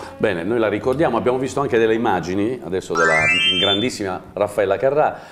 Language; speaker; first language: Italian; native; Italian